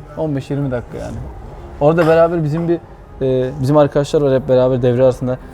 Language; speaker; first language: Turkish; early bilingual, heritage; Turkish